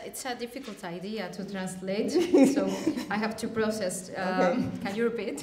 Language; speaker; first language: English; non-native, learner; Spanish